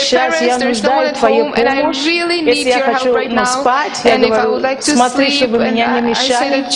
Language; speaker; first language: Russian; non-native, learner; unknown